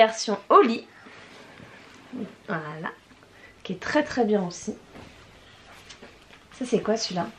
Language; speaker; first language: French; native; French